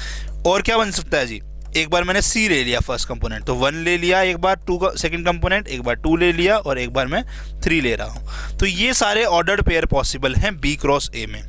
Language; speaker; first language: Hindi; native; Hindi